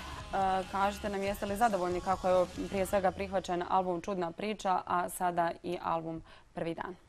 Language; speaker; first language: Bosnian; native; Bosnian